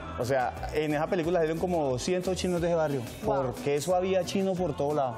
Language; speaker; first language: Spanish; native; Spanish